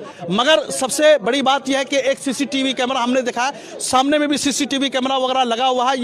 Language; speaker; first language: Hindi; native; Hindi